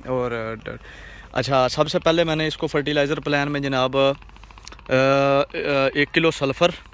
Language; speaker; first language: Urdu; non-native, local second language; Punjabi